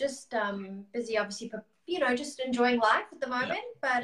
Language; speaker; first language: English; native; English